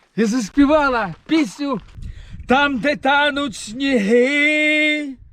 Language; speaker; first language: Ukrainian; non-native, local second language; Russian